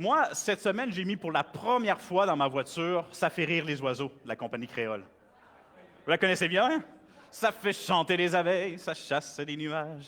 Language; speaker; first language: French; native; French